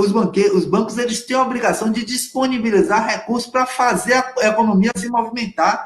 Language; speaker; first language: Portuguese; native; Portuguese